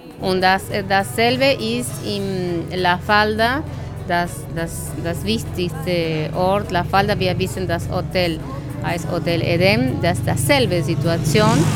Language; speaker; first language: German; non-native, learner; Spanish